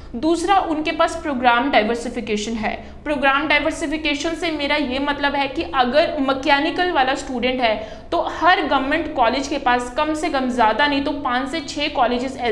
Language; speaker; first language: Hindi; non-native, local second language; Punjabi